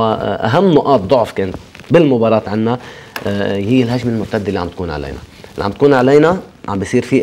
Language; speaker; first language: Arabic; native; Arabic